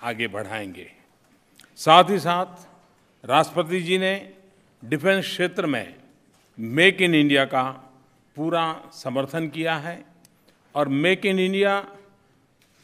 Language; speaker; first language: Hindi; non-native, local second language; Gujarati